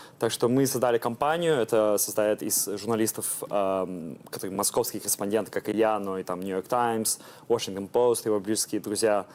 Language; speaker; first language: Russian; early bilingual, heritage; Russian